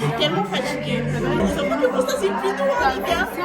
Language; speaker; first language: French; native; French